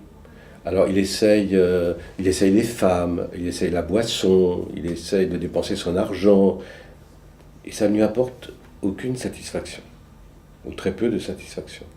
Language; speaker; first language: French; early bilingual, other home language; Romanian